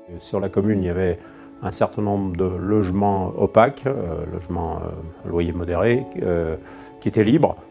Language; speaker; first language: French; native; French